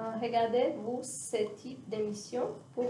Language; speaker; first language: French; non-native, learner; Portuguese